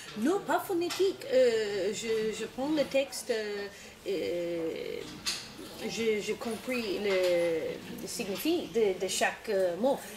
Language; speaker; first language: French; non-native, learner; English